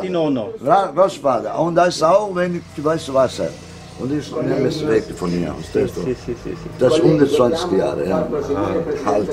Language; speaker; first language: German; non-native, learner; Italian